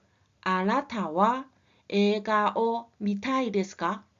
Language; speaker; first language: Japanese; non-native, fluent; Chinese